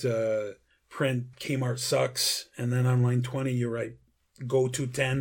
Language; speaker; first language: English; native; English